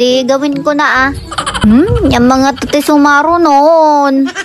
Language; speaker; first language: Filipino; non-native, local second language; Iloko